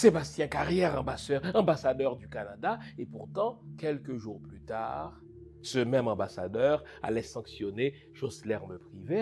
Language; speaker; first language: French; non-native, local second language; Haitian Creole